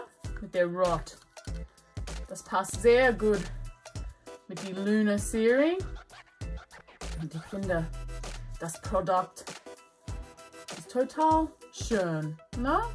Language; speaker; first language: German; non-native, learner; English